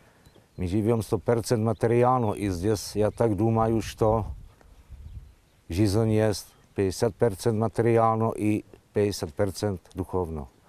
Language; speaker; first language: Russian; non-native, learner; Slovak